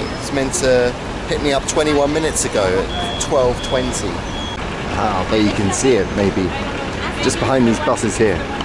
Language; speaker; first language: English; native; English